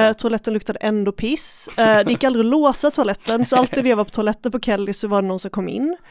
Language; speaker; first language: Swedish; native; Swedish